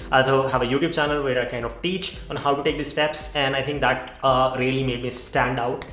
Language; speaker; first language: English; non-native, local second language; Hindi